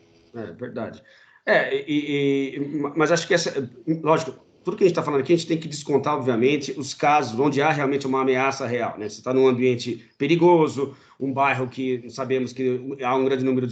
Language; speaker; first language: Portuguese; native; Portuguese